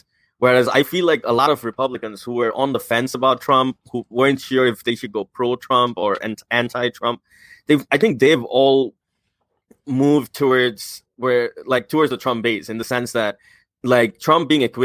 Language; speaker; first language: English; non-native, local second language; Bangla